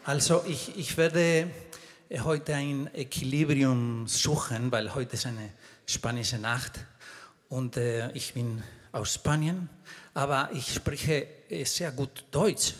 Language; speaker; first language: German; non-native, fluent; Spanish